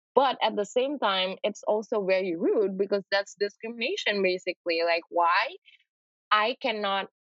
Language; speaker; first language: English; non-native, fluent; Indonesian